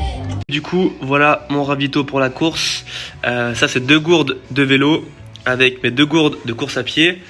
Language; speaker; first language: French; native; French